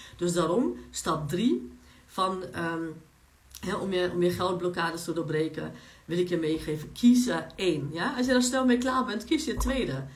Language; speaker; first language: Dutch; non-native, fluent; Polish